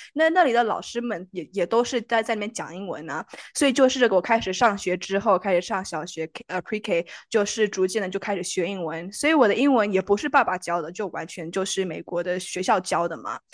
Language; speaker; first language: Chinese; early bilingual, heritage; Chinese